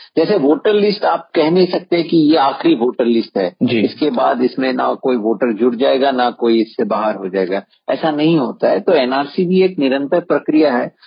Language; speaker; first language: Hindi; non-native, local second language; Assamese